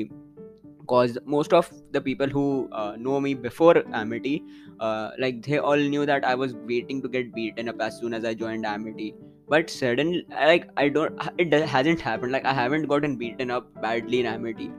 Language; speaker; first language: English; non-native, local second language; Hindi